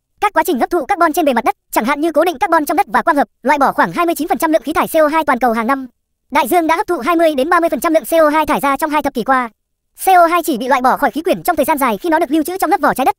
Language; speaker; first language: Vietnamese; native; Vietnamese